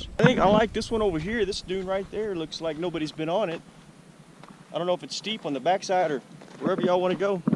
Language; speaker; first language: English; native; English